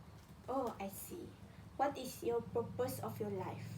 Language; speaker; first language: English; non-native, local second language; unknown